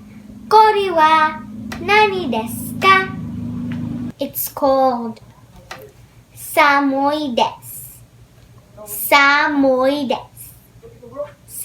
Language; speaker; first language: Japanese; non-native, learner; Filipino